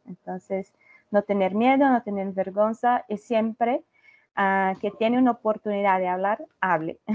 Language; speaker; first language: Spanish; non-native, learner; Portuguese